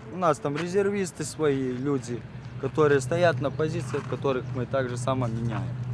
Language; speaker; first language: Russian; native; Russian